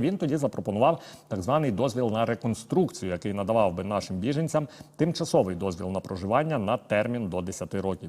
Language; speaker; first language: Ukrainian; native; Ukrainian